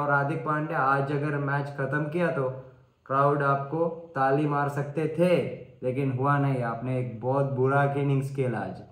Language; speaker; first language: Hindi; non-native, learner; Sinhala